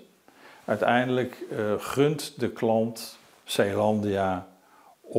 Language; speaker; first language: Dutch; native; Dutch